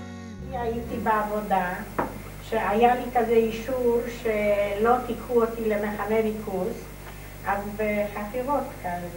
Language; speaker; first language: Hebrew; non-native, fluent; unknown